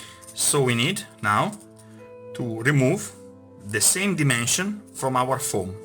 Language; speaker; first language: English; non-native, fluent; Italian